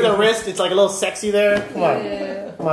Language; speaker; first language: English; native; English